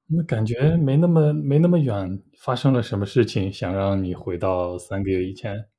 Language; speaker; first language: Chinese; native; Chinese